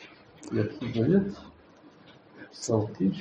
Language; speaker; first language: Polish; non-native, learner; Russian